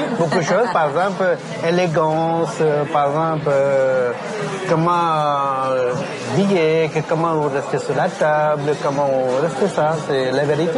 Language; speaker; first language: French; native; French